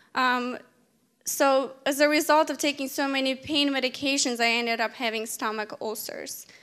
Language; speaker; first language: English; native; English